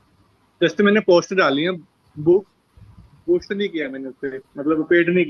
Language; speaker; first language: Hindi; native; Hindi